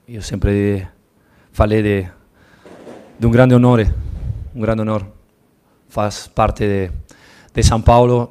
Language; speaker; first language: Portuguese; non-native, learner; Spanish